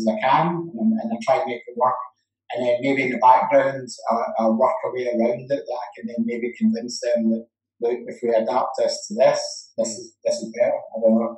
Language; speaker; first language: English; native; English